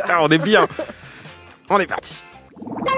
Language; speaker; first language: French; native; French